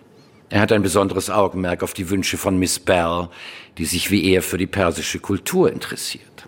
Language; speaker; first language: German; native; German